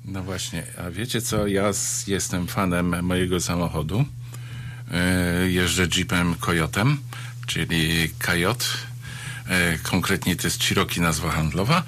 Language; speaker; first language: Polish; native; Polish